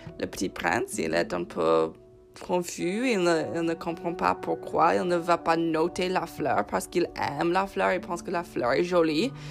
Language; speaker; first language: French; non-native, fluent; English